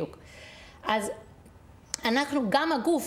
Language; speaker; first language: Hebrew; non-native, fluent; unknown